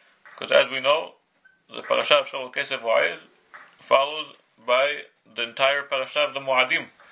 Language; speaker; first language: English; native; English